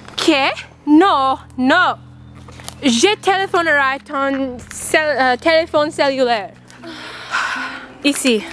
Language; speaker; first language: French; non-native, learner; English